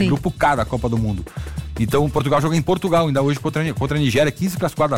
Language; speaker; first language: Portuguese; native; Portuguese